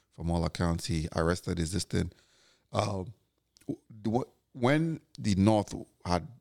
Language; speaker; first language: English; non-native, local second language; Igbo